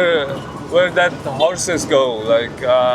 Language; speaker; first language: English; non-native, learner; Mongolian